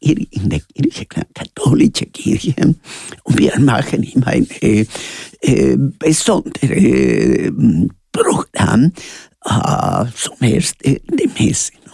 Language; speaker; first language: German; non-native, learner; Spanish